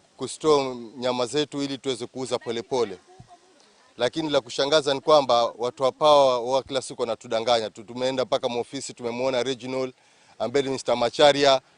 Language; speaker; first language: Swahili; native; Swahili